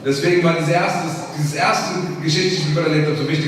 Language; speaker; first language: German; native; German